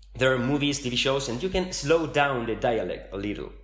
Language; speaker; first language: English; non-native, fluent; Spanish